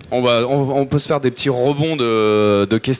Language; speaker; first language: French; native; French